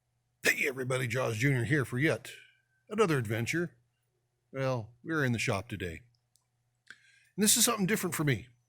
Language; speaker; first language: English; native; English